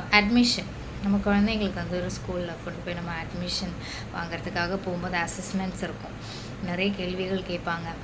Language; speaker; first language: Tamil; non-native, local second language; Malayalam